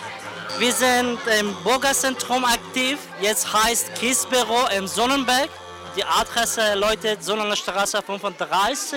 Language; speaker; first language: German; non-native, fluent; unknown